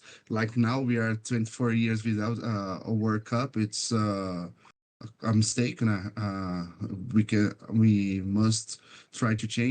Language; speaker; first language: English; non-native, fluent; Portuguese